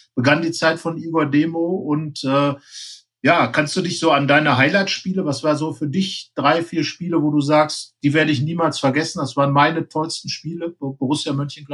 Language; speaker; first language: German; native; German